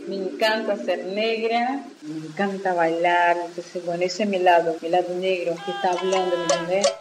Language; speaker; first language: Spanish; non-native, fluent; Portuguese